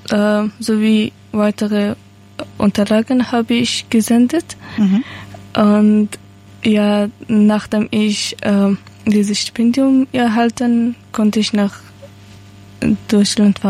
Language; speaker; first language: German; non-native, learner; Persian